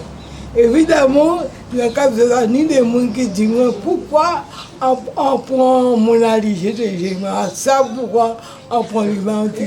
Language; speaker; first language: French; non-native, local second language; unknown